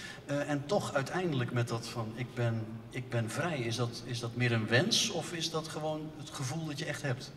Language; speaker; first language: Dutch; native; Dutch